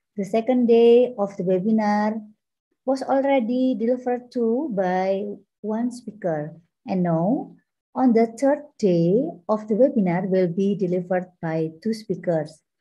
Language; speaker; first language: English; non-native, learner; Indonesian